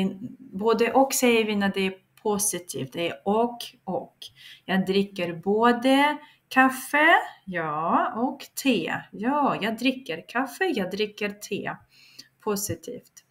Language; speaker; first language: Swedish; non-native, fluent; Russian